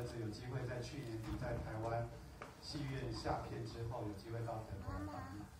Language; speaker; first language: Chinese; native; Chinese